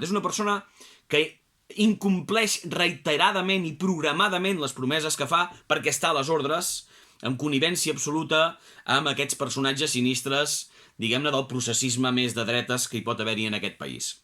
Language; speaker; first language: Catalan; native; Catalan